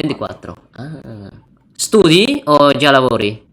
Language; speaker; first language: Italian; non-native, learner; Indonesian